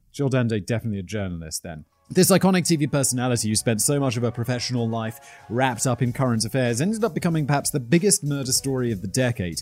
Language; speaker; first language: English; native; English